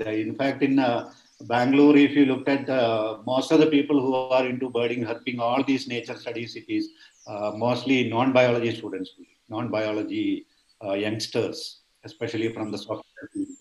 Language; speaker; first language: English; non-native, local second language; Malayalam